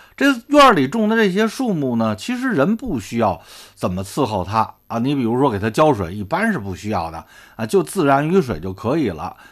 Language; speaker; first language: Chinese; native; Chinese